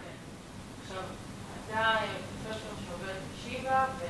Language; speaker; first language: Hebrew; native; Hebrew